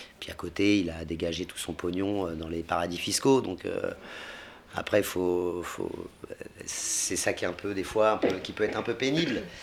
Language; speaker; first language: French; native; French